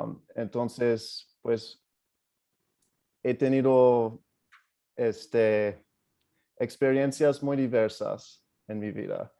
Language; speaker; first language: Spanish; non-native, fluent; English